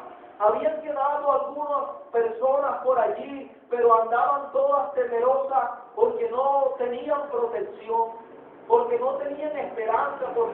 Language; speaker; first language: Spanish; native; Spanish